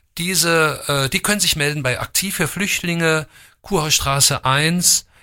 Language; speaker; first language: German; native; German